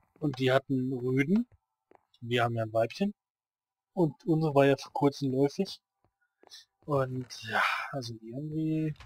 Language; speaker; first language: German; native; German